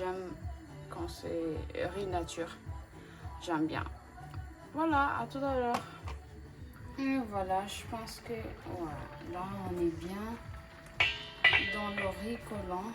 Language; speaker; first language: French; non-native, local second language; Malagasy